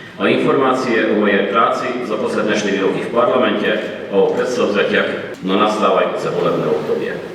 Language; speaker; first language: Slovak; early bilingual, heritage; Hungarian